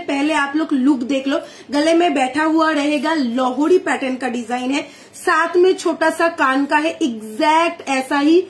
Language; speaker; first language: Hindi; non-native, local second language; Bangla